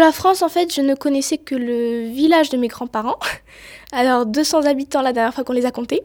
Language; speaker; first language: French; native; French